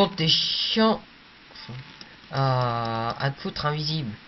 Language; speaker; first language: French; native; French